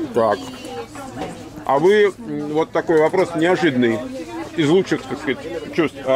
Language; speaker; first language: Russian; native; Russian